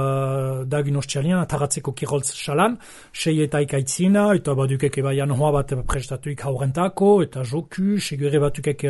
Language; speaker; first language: Basque; native; Basque